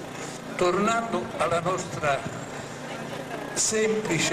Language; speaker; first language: Italian; native; Italian